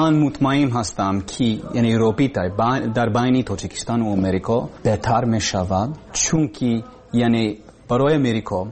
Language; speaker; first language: Persian; non-native, learner; English